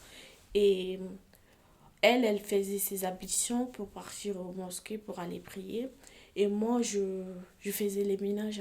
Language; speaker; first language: French; non-native, fluent; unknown